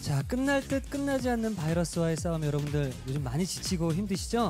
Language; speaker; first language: Korean; native; Korean